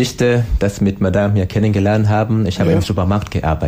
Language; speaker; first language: German; non-native, learner; Swahili